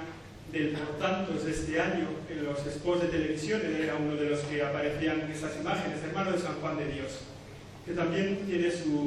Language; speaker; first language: Spanish; native; Spanish